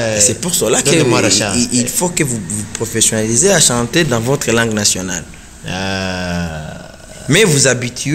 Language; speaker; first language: French; non-native, learner; Rundi